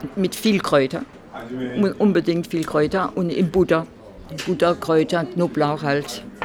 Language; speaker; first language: German; non-native, local second language; French